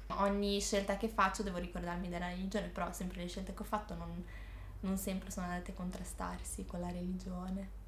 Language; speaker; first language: Italian; early bilingual, other home language; Arabic